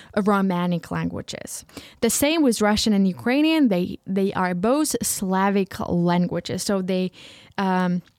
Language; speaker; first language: English; non-native, fluent; Ukrainian